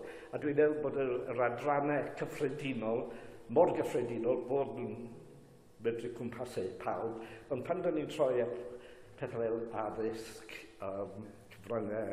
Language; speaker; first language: Welsh; native; Welsh